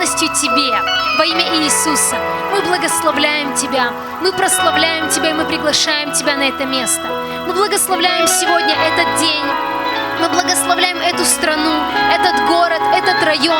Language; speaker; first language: Russian; native; Russian